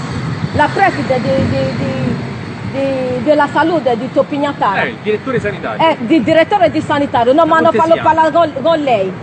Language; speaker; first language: Italian; non-native, learner; Nigerian Pidgin